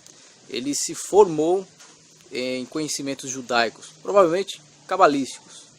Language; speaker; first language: Portuguese; native; Portuguese